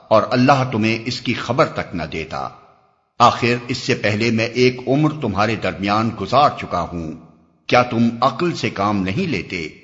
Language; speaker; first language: Urdu; native; Urdu